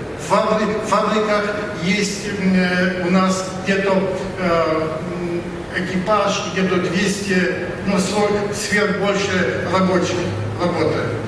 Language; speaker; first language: Russian; non-native, learner; Polish